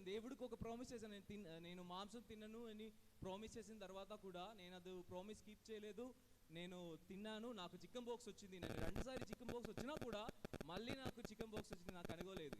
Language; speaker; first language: Telugu; non-native, fluent; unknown